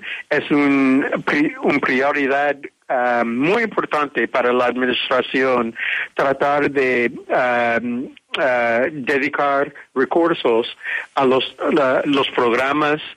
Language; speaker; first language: Spanish; non-native, fluent; English